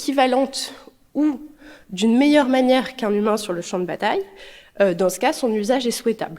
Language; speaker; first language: French; native; French